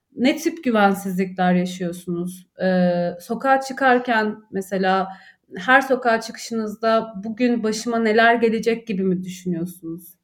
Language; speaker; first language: Turkish; non-native, fluent; Arabic